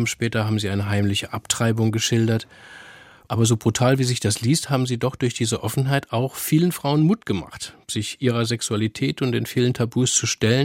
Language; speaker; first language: German; native; German